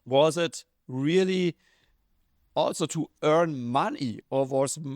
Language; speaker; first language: English; non-native, fluent; German